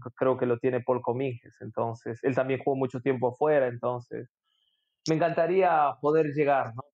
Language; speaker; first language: Spanish; native; Spanish